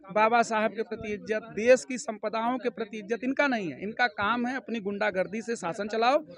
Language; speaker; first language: Hindi; native; Hindi